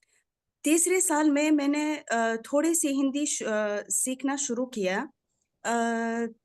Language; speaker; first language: Hindi; non-native, fluent; Arabic